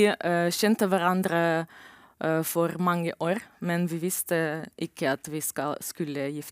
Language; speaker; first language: Norwegian; non-native, learner; Romanian